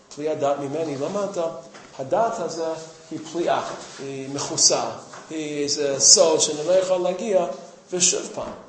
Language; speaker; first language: Hebrew; non-native, fluent; English